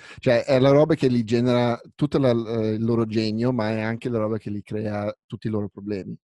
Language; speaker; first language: Italian; native; Italian